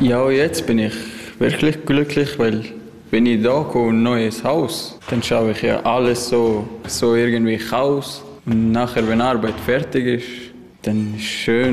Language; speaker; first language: German; non-native, learner; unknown